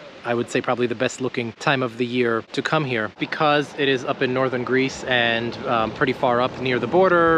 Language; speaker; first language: English; native; English